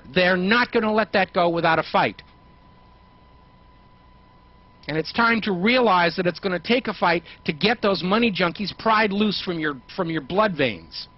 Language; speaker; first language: English; native; English